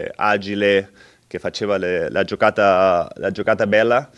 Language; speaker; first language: Italian; non-native, fluent; Spanish